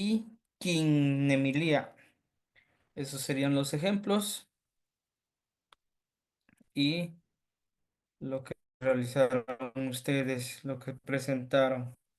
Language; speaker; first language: Spanish; native; Spanish